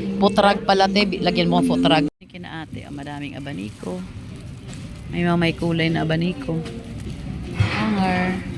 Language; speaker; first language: Filipino; native; Filipino